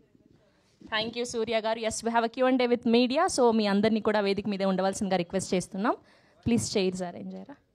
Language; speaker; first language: Telugu; native; Telugu